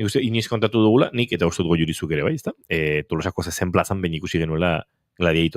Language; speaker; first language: Basque; native; Basque